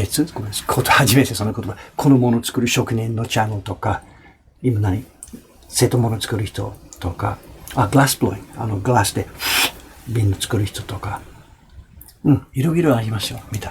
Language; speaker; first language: Japanese; non-native, fluent; English